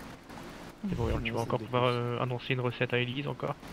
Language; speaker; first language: French; native; French